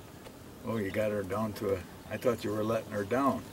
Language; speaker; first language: English; native; English